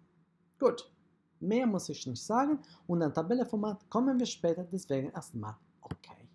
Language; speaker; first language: German; non-native, fluent; Italian